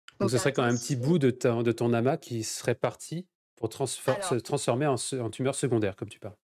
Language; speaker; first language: French; native; French